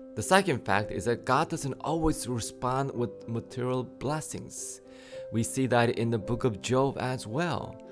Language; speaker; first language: English; native; English